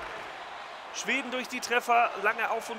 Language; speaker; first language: German; native; German